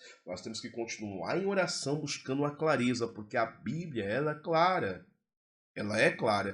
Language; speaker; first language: Portuguese; native; Portuguese